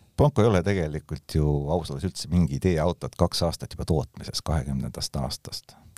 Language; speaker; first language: Estonian; native; Estonian